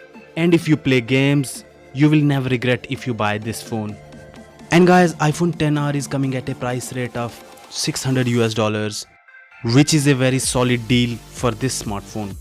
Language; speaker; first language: English; non-native, local second language; Urdu